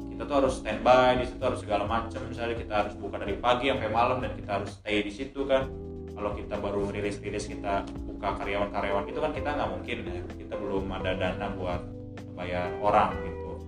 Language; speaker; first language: Indonesian; native; Indonesian